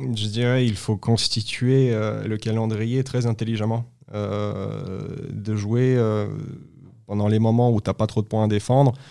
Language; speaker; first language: French; non-native, fluent; Uzbek